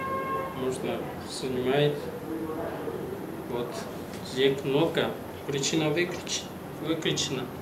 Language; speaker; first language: Russian; non-native, learner; Chinese